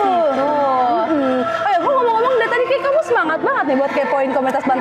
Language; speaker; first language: Indonesian; native; Indonesian